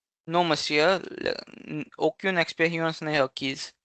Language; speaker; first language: French; non-native, fluent; Hindi